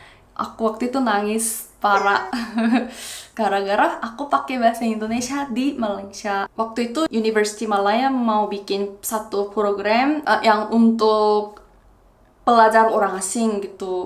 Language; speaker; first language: Indonesian; non-native, fluent; Korean